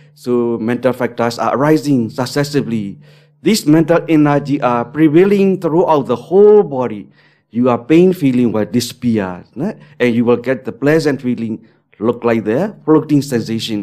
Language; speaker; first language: English; non-native, learner; Burmese